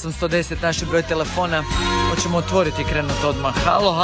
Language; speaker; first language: Serbian; native; Serbian